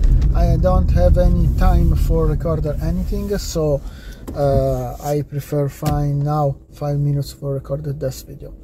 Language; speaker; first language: English; non-native, learner; Italian